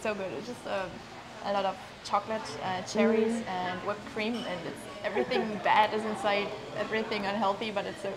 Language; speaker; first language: English; non-native, fluent; German